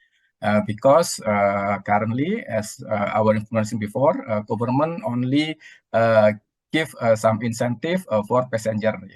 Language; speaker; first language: English; non-native, learner; Indonesian